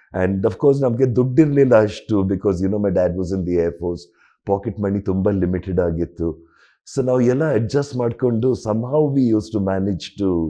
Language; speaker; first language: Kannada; non-native, local second language; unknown